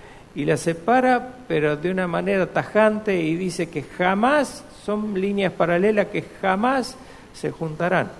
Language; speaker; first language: Spanish; native; Spanish